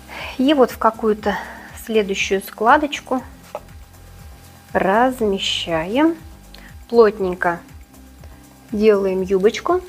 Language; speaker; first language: Russian; native; Russian